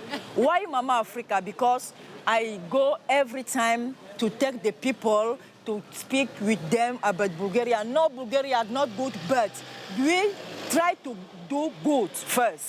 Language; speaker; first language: English; non-native, learner; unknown